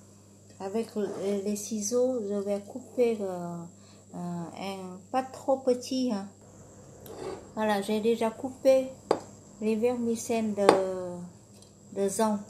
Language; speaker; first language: French; non-native, learner; Vietnamese